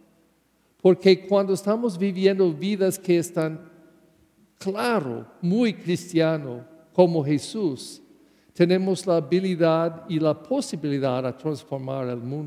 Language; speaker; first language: Spanish; non-native, learner; English